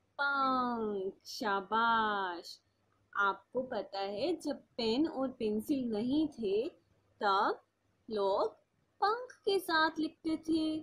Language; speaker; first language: Hindi; native; Hindi